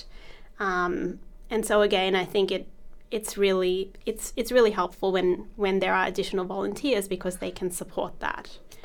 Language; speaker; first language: English; native; English